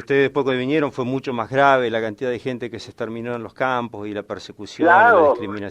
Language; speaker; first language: Spanish; native; Spanish